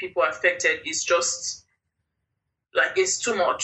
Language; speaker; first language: English; non-native, local second language; Yoruba